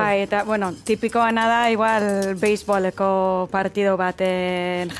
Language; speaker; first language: Basque; non-native, fluent; English